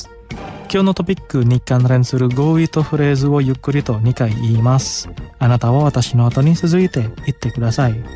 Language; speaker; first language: Japanese; non-native, fluent; Indonesian